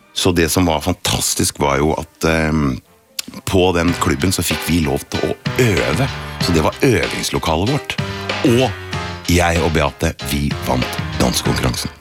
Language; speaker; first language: Norwegian; native; Norwegian